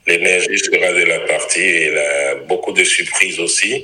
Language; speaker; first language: French; non-native, local second language; Ewe